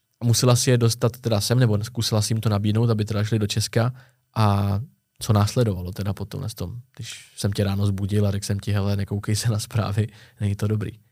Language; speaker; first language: Czech; native; Czech